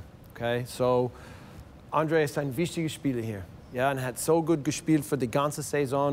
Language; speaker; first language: German; non-native, learner; English